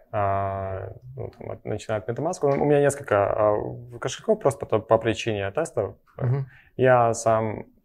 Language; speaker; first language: Russian; native; Russian